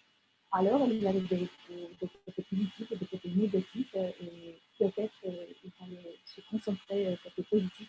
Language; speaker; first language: French; non-native, fluent; Russian